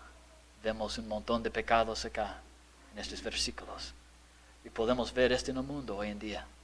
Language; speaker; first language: Spanish; non-native, fluent; English